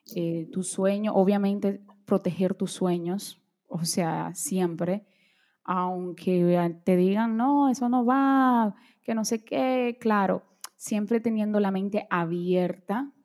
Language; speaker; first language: Spanish; early bilingual, other home language; Portuguese